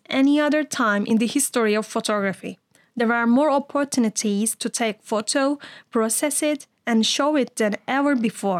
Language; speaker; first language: English; non-native, fluent; Turkish